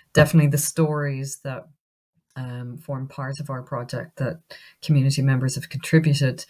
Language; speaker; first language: English; native; English